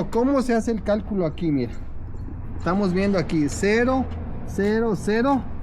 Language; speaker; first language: Spanish; native; Spanish